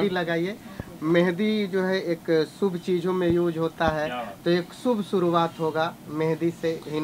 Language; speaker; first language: Hindi; native; Hindi